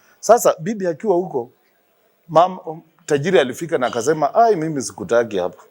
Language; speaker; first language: Swahili; non-native, local second language; Luyia